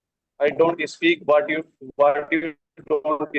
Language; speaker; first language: English; non-native, learner; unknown